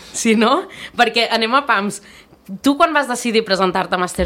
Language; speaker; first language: Catalan; native; Catalan